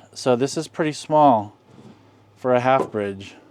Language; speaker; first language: English; native; English